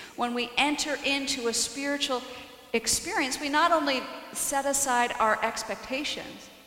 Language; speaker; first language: English; native; English